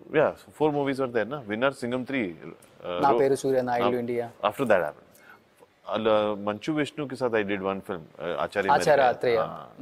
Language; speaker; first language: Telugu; non-native, learner; Hindi